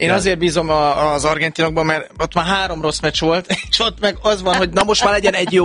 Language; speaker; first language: Hungarian; native; Hungarian